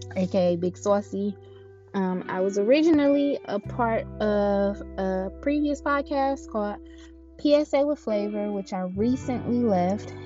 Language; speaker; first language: English; native; English